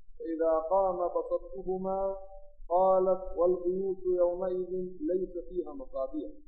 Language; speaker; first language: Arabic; non-native, local second language; Somali